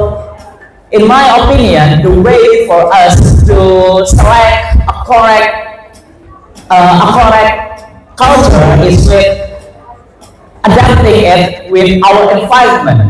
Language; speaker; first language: English; non-native, fluent; Indonesian